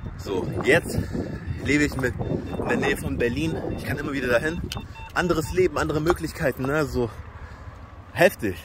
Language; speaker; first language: German; native; German